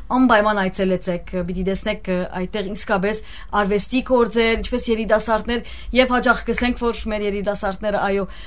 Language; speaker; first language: Armenian; early bilingual, heritage; Armenian